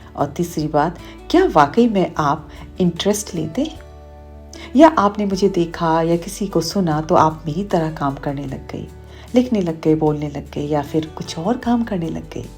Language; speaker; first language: Hindi; native; Hindi